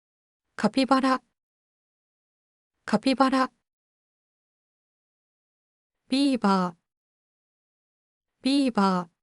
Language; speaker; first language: Japanese; native; Japanese